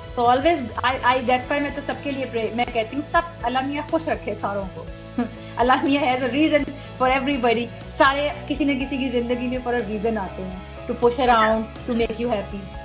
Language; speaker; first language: Urdu; native; Urdu